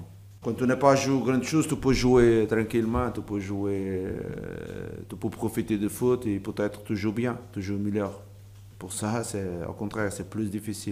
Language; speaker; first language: French; non-native, learner; Portuguese